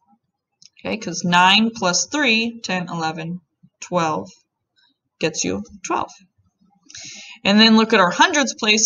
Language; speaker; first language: English; native; English